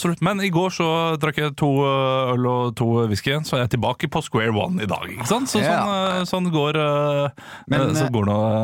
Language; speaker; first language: Norwegian; native; Norwegian